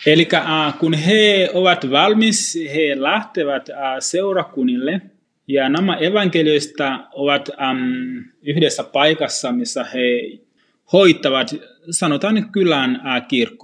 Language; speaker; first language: Finnish; non-native, fluent; Swahili